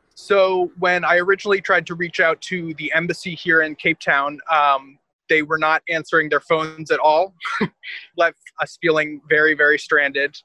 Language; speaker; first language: English; native; English